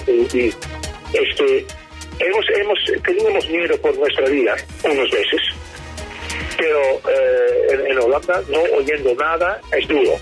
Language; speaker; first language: Spanish; non-native, learner; Dutch